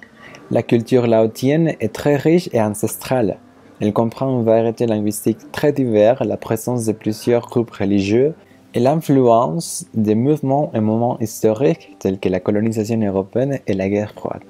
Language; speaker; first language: French; non-native, learner; Spanish